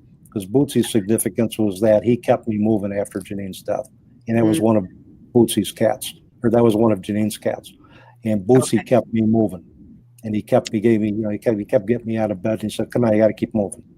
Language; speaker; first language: English; native; English